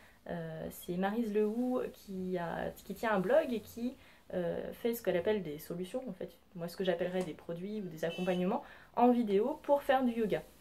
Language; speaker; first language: French; native; French